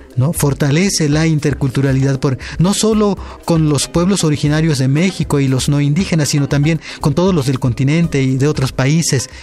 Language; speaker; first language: Spanish; non-native, local second language; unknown